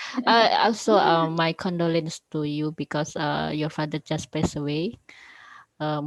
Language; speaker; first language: English; non-native, learner; Indonesian